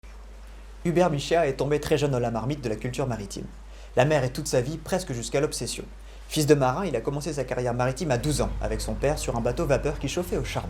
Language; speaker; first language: French; native; French